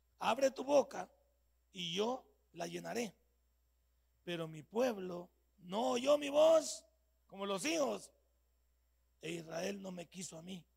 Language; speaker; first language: Spanish; native; Spanish